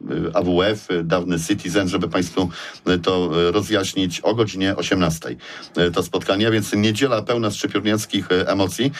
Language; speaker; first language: Polish; native; Polish